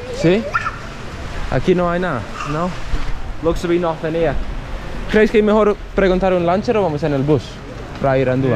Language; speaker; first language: Spanish; non-native, learner; English